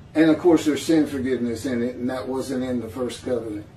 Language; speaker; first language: English; native; English